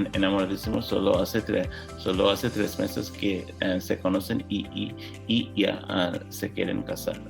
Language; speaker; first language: Spanish; non-native, learner; English